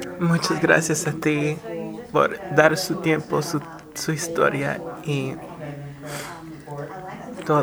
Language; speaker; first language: Spanish; early bilingual, heritage; Spanish